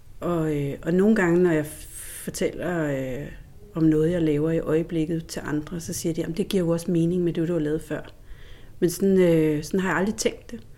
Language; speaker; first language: Danish; native; Danish